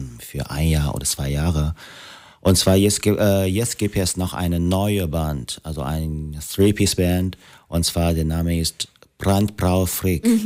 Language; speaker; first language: German; non-native, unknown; Chinese